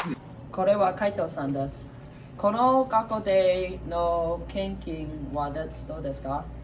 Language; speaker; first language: Japanese; non-native, learner; English